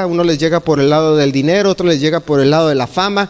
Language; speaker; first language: Spanish; native; Spanish